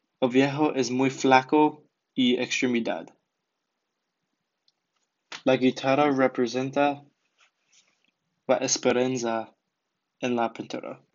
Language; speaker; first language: Spanish; non-native, learner; English